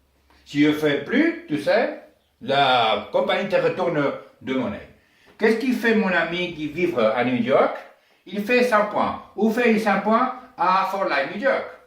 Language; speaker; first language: French; non-native, learner; Spanish